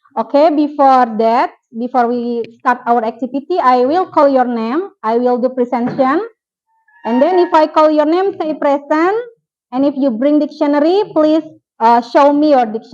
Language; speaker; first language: English; non-native, fluent; Indonesian